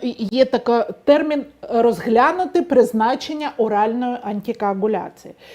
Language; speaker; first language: Ukrainian; non-native, local second language; Russian